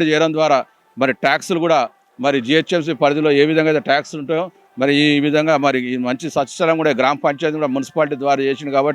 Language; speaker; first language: Telugu; native; Telugu